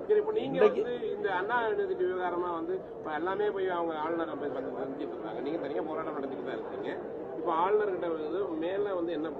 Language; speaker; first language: Tamil; native; Tamil